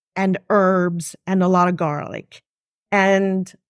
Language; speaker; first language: English; non-native, fluent; French